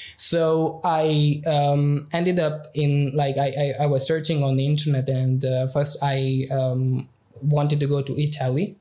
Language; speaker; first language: English; non-native, local second language; Urdu